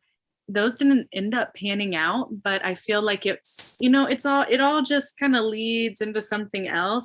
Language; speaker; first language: English; native; English